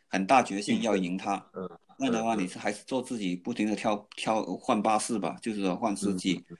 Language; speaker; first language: Chinese; non-native, fluent; Cantonese